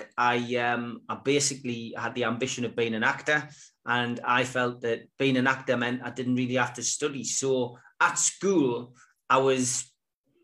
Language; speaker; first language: English; native; English